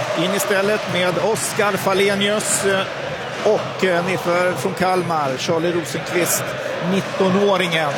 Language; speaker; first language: Swedish; native; Swedish